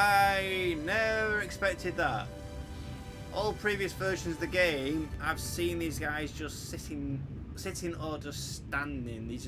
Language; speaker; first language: English; native; English